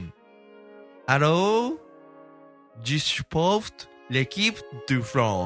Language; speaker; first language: French; non-native, learner; Japanese